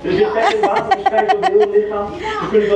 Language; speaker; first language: Dutch; native; Dutch